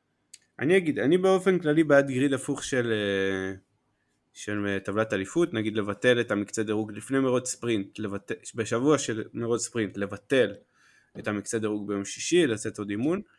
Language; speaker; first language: Hebrew; native; Hebrew